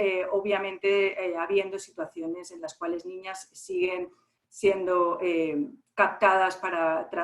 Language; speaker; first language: Spanish; native; Spanish